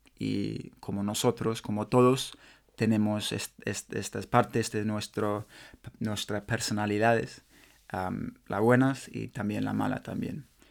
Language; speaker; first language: Spanish; non-native, learner; English